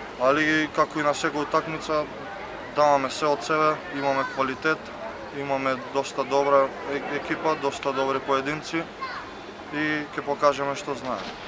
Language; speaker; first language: Macedonian; native; Macedonian